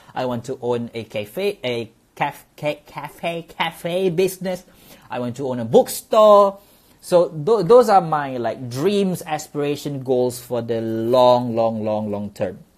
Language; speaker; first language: English; non-native, local second language; Malay